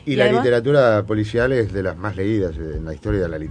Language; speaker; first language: Spanish; native; Spanish